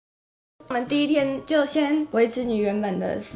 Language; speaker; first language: Chinese; native; Chinese